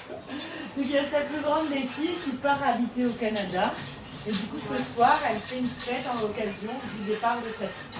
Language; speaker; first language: French; native; French